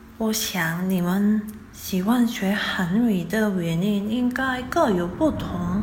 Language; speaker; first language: Chinese; non-native, fluent; Korean